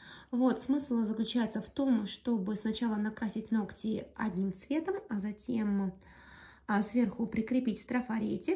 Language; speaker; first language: Russian; native; Russian